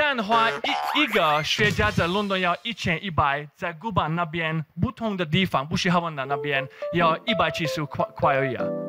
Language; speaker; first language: Chinese; non-native, fluent; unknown